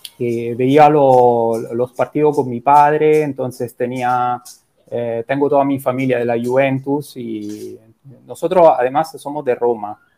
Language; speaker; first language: Spanish; non-native, fluent; Italian